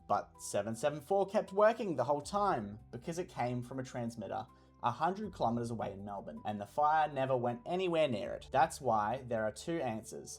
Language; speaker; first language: English; native; English